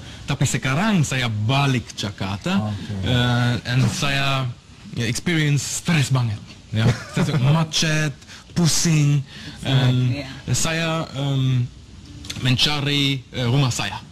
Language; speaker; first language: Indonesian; non-native, learner; German